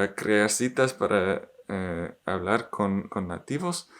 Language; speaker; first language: Spanish; non-native, learner; English